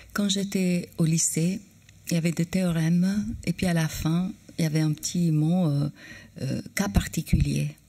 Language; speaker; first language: French; non-native, fluent; Albanian